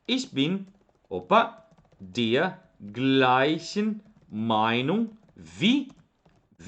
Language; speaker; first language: German; non-native, fluent; Portuguese